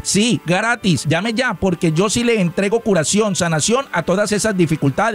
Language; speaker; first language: Spanish; native; Spanish